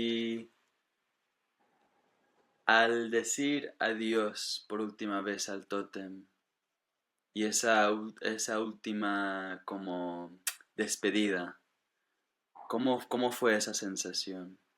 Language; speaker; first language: Spanish; non-native, fluent; English